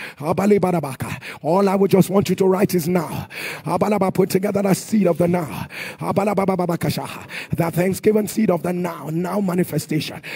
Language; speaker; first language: English; non-native, local second language; Igbo